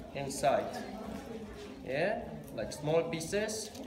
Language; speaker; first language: English; non-native, learner; Czech